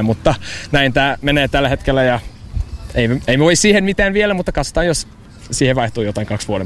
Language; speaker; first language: Finnish; non-native, fluent; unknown